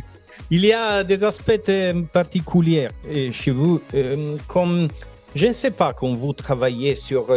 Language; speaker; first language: French; non-native, learner; Italian